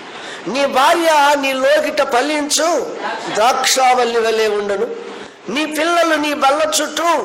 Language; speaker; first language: Telugu; native; Telugu